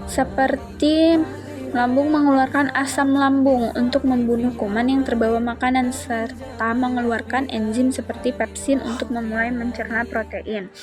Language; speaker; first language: Indonesian; native; Indonesian